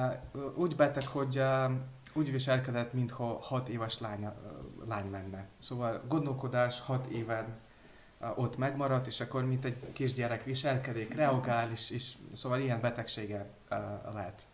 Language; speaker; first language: Hungarian; non-native, learner; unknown